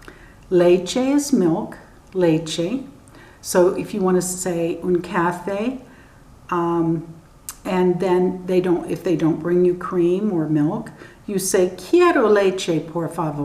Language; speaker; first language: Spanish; non-native, learner; English